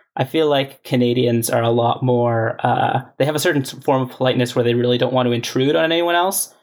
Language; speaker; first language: English; native; English